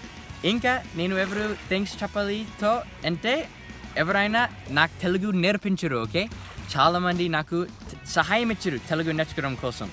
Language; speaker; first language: Telugu; non-native, learner; English